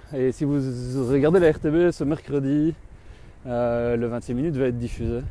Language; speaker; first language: French; native; French